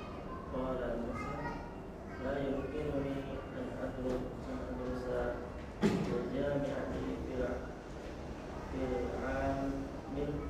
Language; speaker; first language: Arabic; non-native, learner; Indonesian